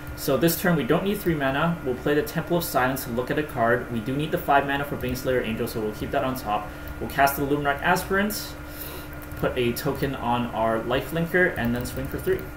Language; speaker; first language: English; native; English